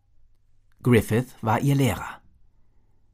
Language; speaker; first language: German; native; German